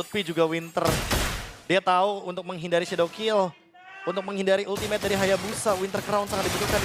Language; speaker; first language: Indonesian; native; Indonesian